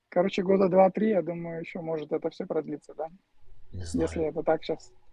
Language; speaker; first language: Russian; native; Russian